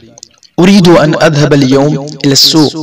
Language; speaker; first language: Arabic; non-native, fluent; Urdu